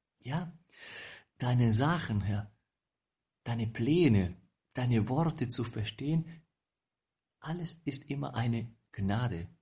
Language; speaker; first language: German; non-native, fluent; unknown